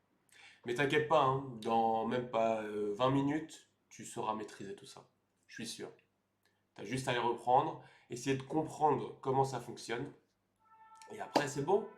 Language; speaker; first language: French; native; French